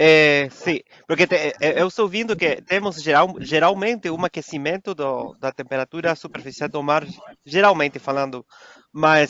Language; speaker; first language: Portuguese; non-native, fluent; Spanish